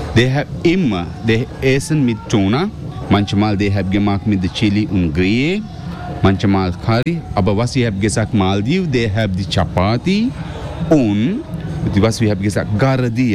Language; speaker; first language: German; non-native, learner; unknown